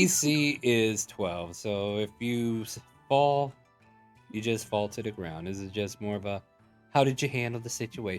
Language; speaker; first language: English; native; English